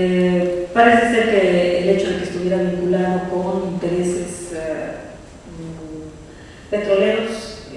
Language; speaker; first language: Spanish; native; Spanish